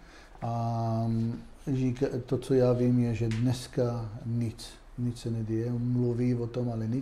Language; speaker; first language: Czech; non-native, fluent; Hebrew